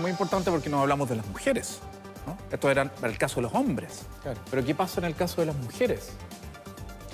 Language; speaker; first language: Spanish; native; Spanish